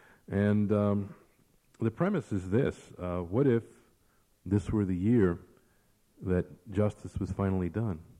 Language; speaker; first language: English; early bilingual, other home language; Spanish